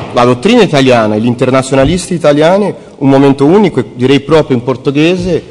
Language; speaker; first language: Italian; non-native, fluent; Portuguese